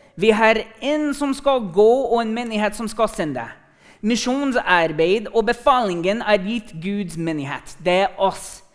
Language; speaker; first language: Norwegian; non-native, fluent; English